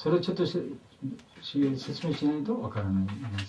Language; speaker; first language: Japanese; non-native, learner; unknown